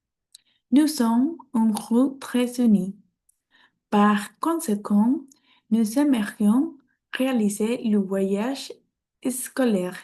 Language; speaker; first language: French; non-native, learner; Spanish